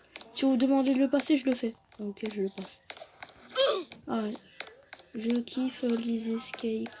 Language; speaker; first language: French; native; French